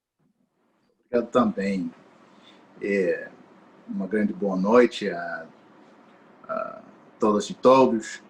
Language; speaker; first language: Portuguese; non-native, fluent; English